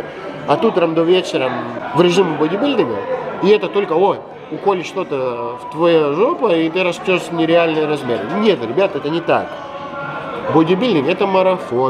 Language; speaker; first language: Russian; non-native, fluent; Greek